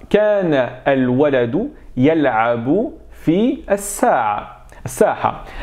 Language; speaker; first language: Arabic; non-native, fluent; French